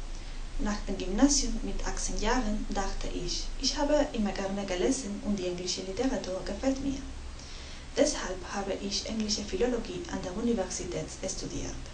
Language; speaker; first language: German; non-native, learner; Spanish